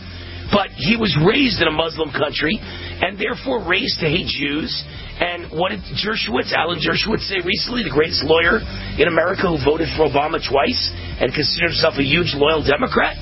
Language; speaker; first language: English; native; English